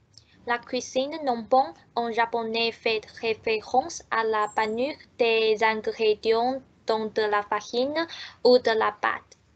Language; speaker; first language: French; non-native, learner; Chinese